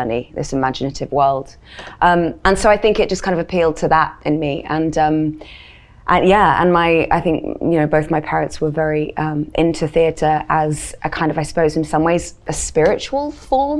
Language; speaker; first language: English; native; English